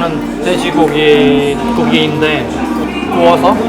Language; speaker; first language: Korean; non-native, fluent; Vietnamese